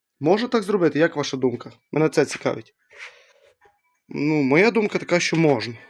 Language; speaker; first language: Ukrainian; native; Ukrainian